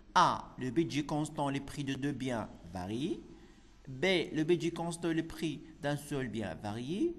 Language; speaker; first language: French; non-native, local second language; Arabic